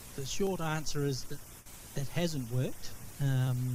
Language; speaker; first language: English; native; English